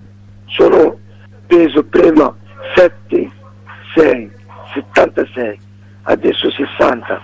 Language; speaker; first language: Italian; non-native, learner; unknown